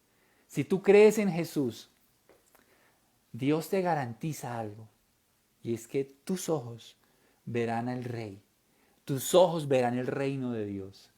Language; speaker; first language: Spanish; native; Spanish